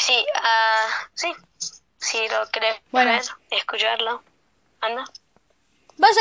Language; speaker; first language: Spanish; early bilingual, heritage; Spanish